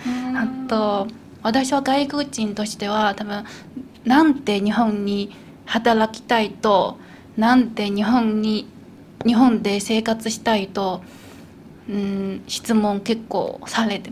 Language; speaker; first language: Japanese; non-native, fluent; Chinese